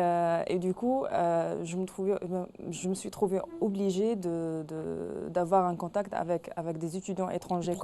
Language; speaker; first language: French; non-native, local second language; Arabic